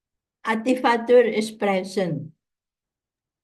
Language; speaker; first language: English; non-native, fluent; Indonesian